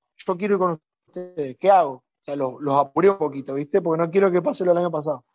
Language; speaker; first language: Spanish; native; Spanish